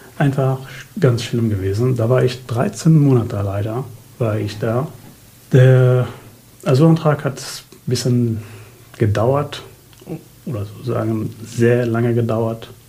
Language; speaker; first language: German; non-native, fluent; Arabic